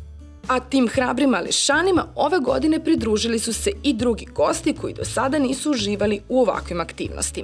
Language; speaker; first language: Serbian; native; Serbian